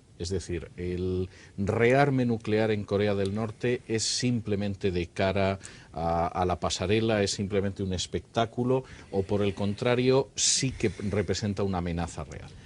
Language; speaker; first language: Spanish; native; Spanish